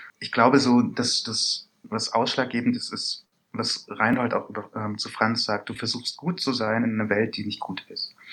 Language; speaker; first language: German; early bilingual, other home language; Persian